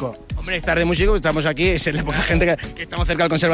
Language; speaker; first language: Spanish; native; Spanish